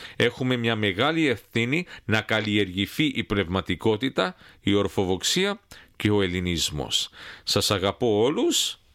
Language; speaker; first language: Greek; early bilingual, heritage; Greek